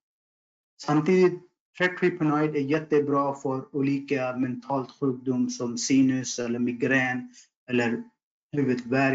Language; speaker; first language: Swedish; non-native, fluent; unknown